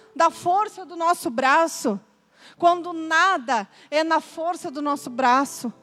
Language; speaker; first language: Portuguese; native; Portuguese